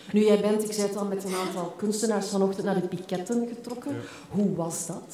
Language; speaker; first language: Dutch; native; Dutch